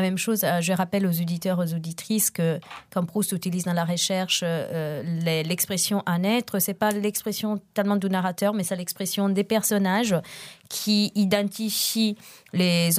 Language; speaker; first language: French; non-native, fluent; Italian